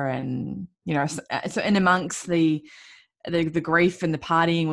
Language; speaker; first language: English; native; English